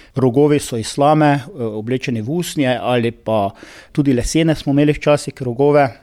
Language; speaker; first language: Slovenian; native; Slovenian